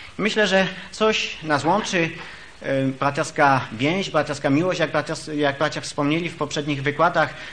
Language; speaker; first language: Polish; early bilingual, heritage; Polish